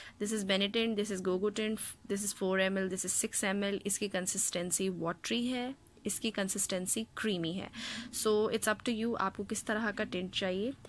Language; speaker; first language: Urdu; native; Urdu